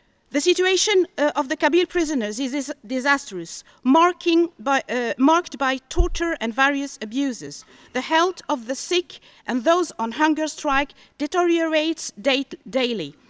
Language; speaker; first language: English; non-native, fluent; Kabyle